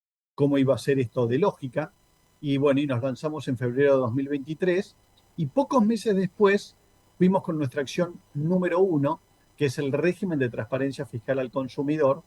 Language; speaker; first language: Spanish; native; Spanish